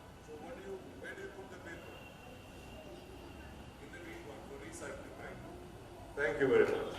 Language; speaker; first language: English; non-native, local second language; Hindi